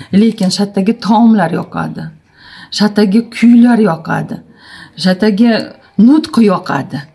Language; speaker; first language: Uzbek; non-native, local second language; Tatar